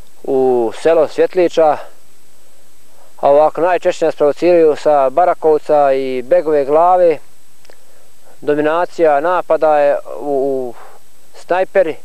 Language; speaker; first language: Croatian; native; Croatian